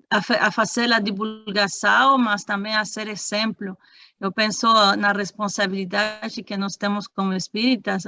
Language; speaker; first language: Portuguese; non-native, fluent; Spanish